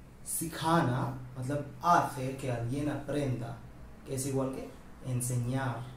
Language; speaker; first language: Spanish; non-native, fluent; Hindi